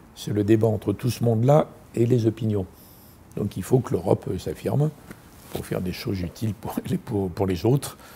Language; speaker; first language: French; native; French